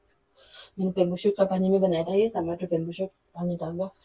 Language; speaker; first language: Hindi; non-native, local second language; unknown